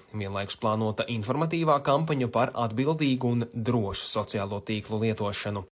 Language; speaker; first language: Latvian; non-native, local second language; Russian